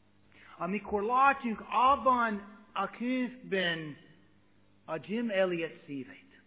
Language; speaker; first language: Hungarian; non-native, fluent; English